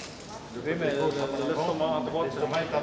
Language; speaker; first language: French; native; French